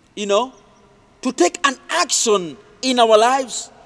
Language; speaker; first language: English; non-native, local second language; Swahili